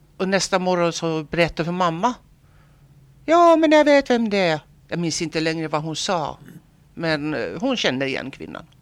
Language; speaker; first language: Swedish; non-native, local second language; Finnish